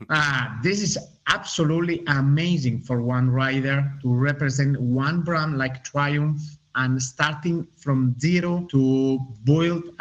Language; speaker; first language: English; non-native, learner; Spanish